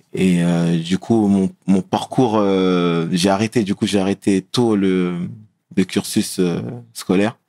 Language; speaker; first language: French; native; French